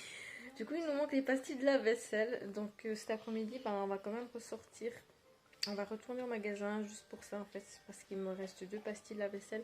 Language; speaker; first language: French; native; French